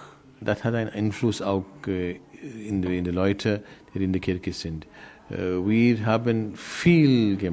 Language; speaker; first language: German; non-native, learner; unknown